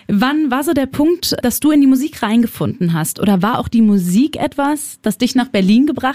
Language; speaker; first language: German; native; German